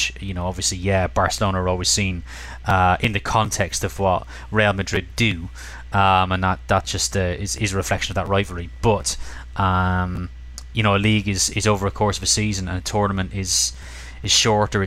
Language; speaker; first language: English; native; English